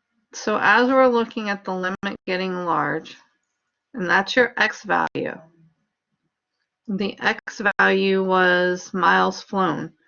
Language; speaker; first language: English; native; English